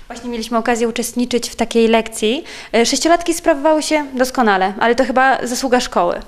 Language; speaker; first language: Polish; native; Polish